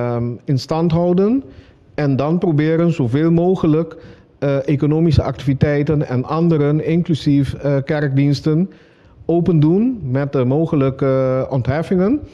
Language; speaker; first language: Dutch; non-native, local second language; Papiamento